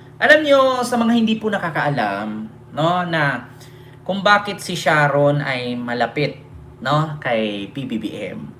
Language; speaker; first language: Filipino; non-native, local second language; Cebuano